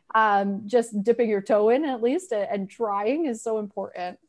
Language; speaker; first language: English; native; English